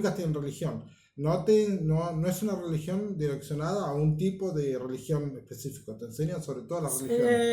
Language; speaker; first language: Spanish; native; Spanish